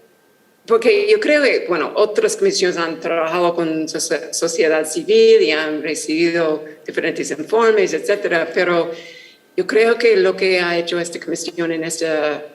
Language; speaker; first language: Spanish; non-native, fluent; English